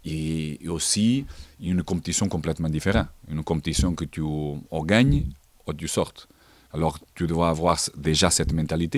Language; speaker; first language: French; non-native, fluent; Portuguese